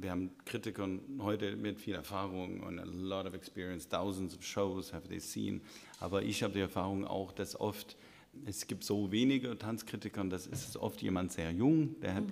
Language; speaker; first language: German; non-native, fluent; English